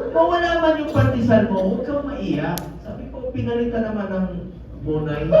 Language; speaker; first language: Filipino; non-native, local second language; Cebuano